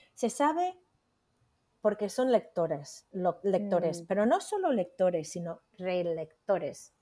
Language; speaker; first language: Spanish; non-native, fluent; English